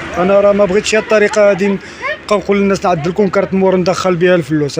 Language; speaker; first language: Arabic; native; Arabic